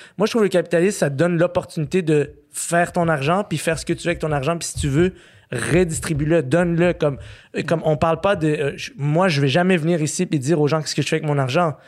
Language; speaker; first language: French; early bilingual, other home language; Arabic